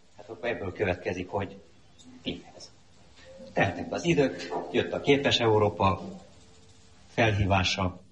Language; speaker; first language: Hungarian; native; Hungarian